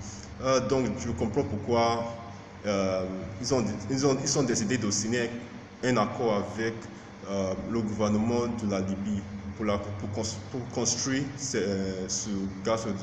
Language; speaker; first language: French; non-native, fluent; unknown